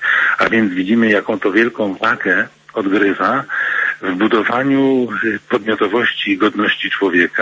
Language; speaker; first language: Polish; native; Polish